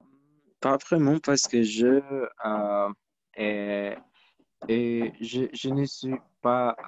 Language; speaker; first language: French; non-native, learner; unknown